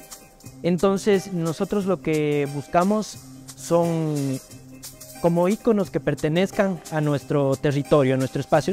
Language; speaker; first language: Spanish; native; Spanish